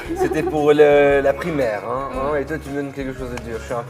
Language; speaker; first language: French; native; French